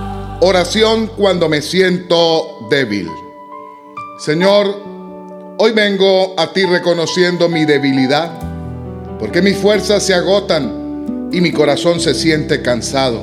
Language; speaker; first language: Spanish; native; Spanish